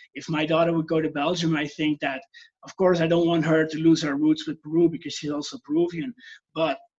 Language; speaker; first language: English; non-native, fluent; Dutch